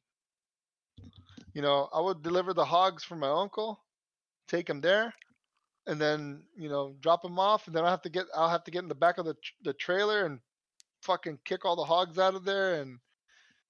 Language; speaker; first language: English; early bilingual, other home language; Spanish